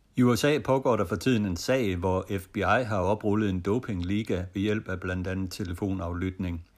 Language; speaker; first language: Danish; native; Danish